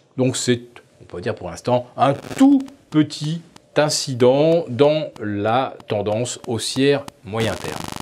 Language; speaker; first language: French; native; French